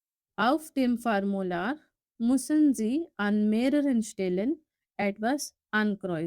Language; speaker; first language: German; non-native, fluent; Urdu